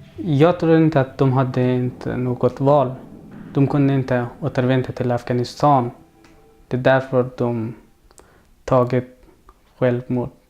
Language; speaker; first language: Swedish; non-native, learner; Persian